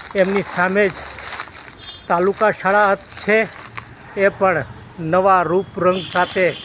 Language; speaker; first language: Gujarati; native; Gujarati